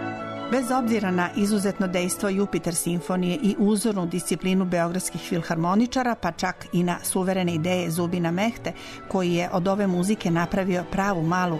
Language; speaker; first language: Serbian; native; Serbian